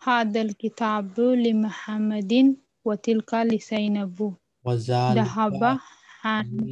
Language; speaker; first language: Arabic; non-native, learner; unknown